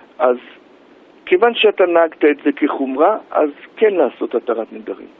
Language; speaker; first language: Hebrew; native; Hebrew